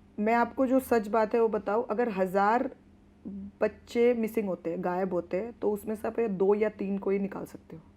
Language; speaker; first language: Hindi; non-native, local second language; Bangla